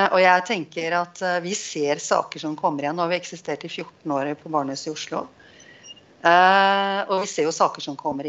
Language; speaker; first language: Norwegian; native; Norwegian